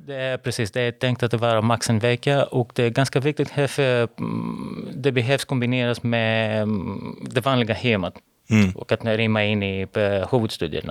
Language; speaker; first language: Swedish; non-native, fluent; Greek